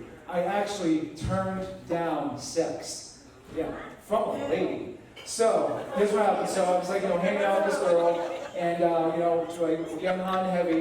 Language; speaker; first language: English; native; English